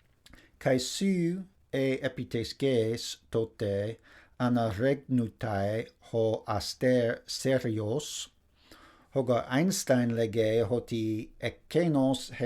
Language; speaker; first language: Greek; non-native, fluent; English